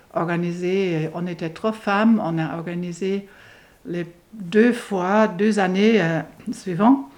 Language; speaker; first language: French; non-native, fluent; German